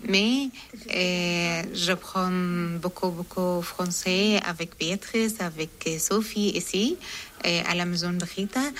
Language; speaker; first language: French; non-native, learner; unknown